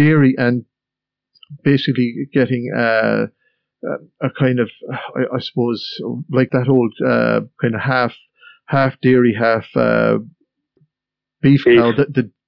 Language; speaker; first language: English; native; English